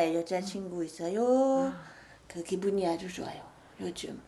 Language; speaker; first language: Korean; early bilingual, heritage; French